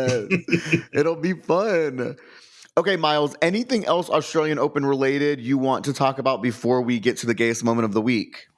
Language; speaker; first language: English; native; English